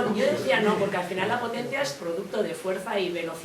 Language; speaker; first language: Spanish; native; Spanish